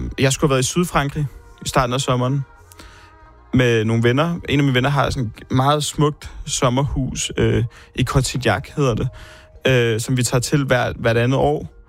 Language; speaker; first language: Danish; early bilingual, other home language; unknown